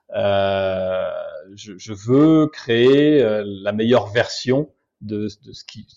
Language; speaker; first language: French; native; French